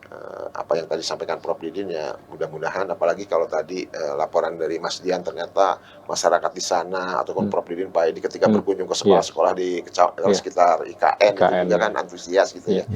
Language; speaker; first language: Indonesian; native; Indonesian